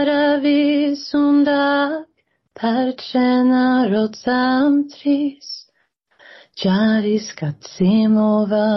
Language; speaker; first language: Georgian; early bilingual, heritage; Swedish